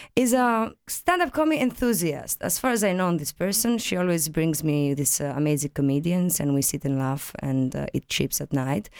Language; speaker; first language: English; non-native, fluent; Greek